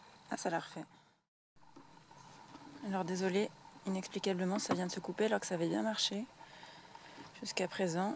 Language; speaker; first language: French; native; French